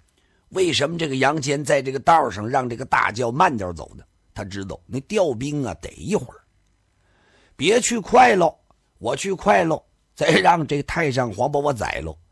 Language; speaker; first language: Chinese; native; Chinese